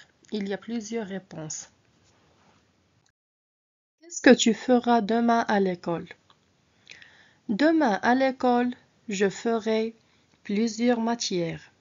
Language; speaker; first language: French; non-native, local second language; Arabic